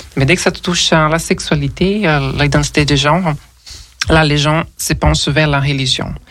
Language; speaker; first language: French; non-native, fluent; Portuguese